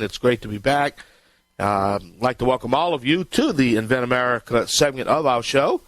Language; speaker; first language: English; native; English